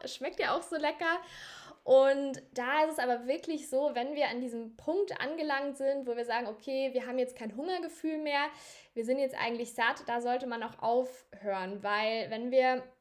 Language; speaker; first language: German; native; German